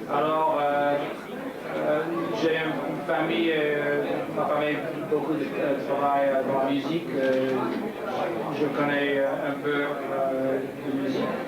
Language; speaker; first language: French; non-native, learner; English